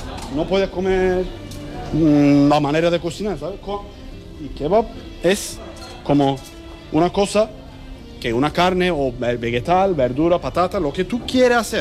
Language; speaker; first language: Spanish; non-native, learner; Turkish